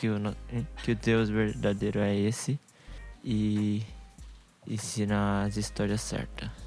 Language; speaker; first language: Portuguese; early bilingual, heritage; Portuguese